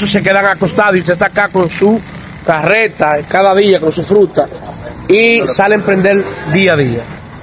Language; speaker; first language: Spanish; native; Spanish